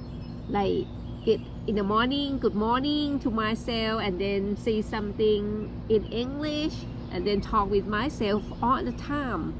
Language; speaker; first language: English; non-native, learner; Thai